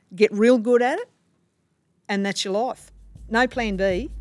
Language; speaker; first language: English; native; English